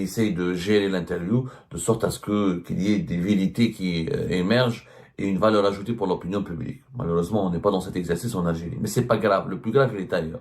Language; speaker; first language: French; non-native, local second language; Arabic